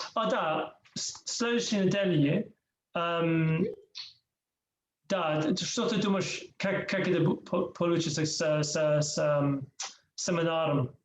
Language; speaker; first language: Russian; non-native, learner; English